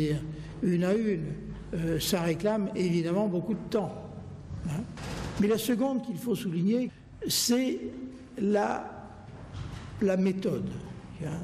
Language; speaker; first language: French; native; French